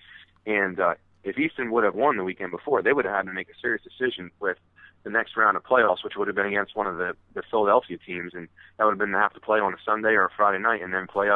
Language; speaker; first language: English; native; English